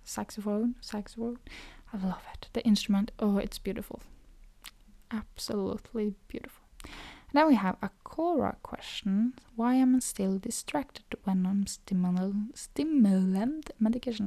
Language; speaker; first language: English; non-native, fluent; Norwegian